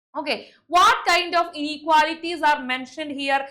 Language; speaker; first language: English; non-native, local second language; Malayalam